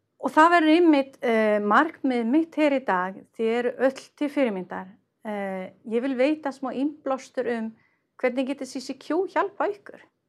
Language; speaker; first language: Icelandic; non-native, fluent; Swedish